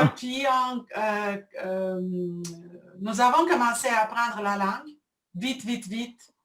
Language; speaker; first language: French; non-native, fluent; Russian